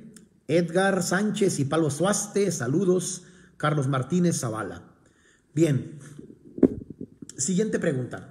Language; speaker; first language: Spanish; native; Spanish